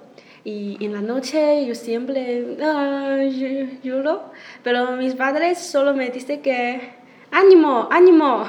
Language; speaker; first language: Spanish; non-native, learner; Chinese